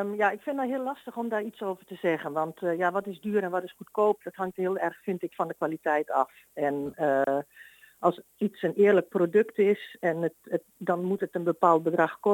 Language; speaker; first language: Dutch; native; Dutch